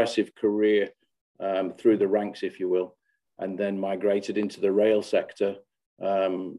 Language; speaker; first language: English; native; English